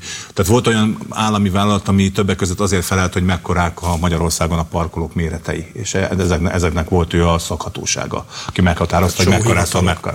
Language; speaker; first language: Hungarian; native; Hungarian